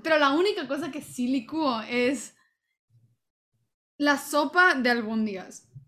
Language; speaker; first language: Spanish; early bilingual, heritage; Spanish